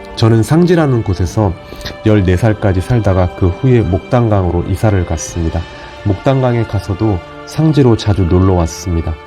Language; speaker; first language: Korean; native; Korean